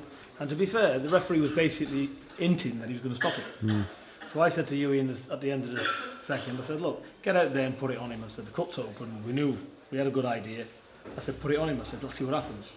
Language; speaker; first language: English; native; English